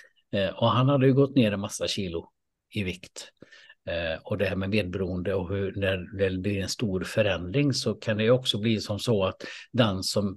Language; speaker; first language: Swedish; native; Swedish